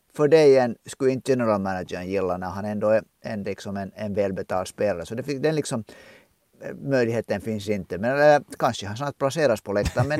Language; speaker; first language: Swedish; native; Swedish